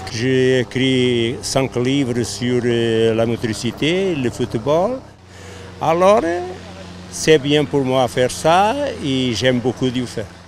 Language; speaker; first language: French; non-native, learner; Portuguese